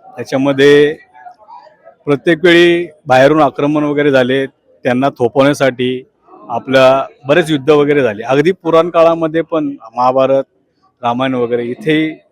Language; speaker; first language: Marathi; native; Marathi